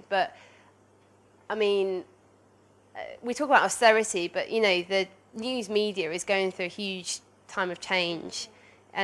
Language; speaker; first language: English; native; English